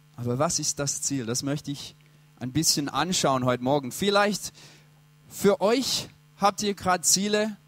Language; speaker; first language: German; non-native, fluent; English